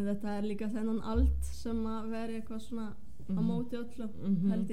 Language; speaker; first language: Icelandic; non-native, fluent; Polish